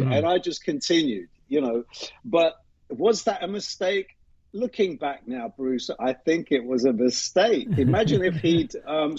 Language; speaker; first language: English; native; English